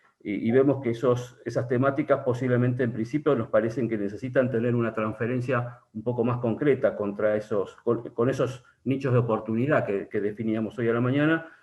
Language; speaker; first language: Spanish; native; Spanish